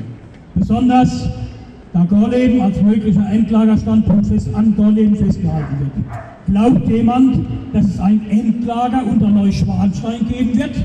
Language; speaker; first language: German; native; German